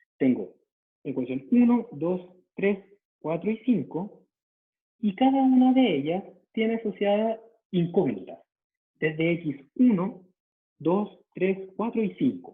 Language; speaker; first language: Spanish; native; Spanish